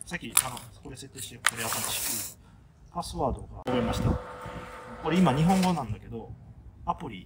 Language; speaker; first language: Japanese; non-native, fluent; Thai